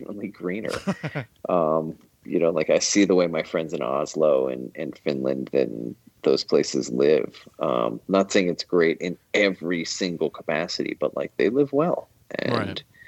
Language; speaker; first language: English; native; English